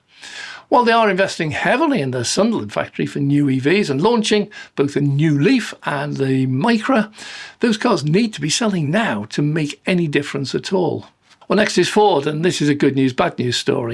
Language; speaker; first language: English; native; English